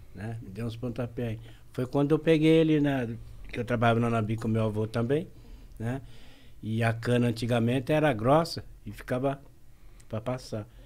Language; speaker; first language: Portuguese; native; Portuguese